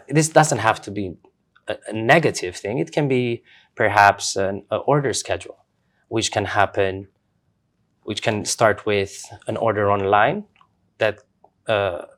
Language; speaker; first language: English; non-native, fluent; Romanian